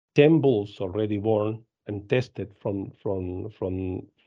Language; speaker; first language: English; non-native, fluent; Spanish